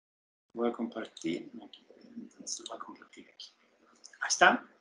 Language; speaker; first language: Spanish; native; Spanish